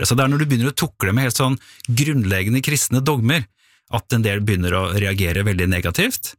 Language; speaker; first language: Norwegian; native; Norwegian